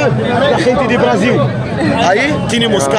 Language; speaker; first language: Spanish; non-native, learner; Arabic